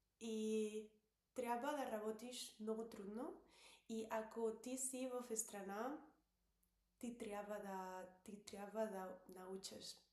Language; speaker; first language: Bulgarian; non-native, learner; Spanish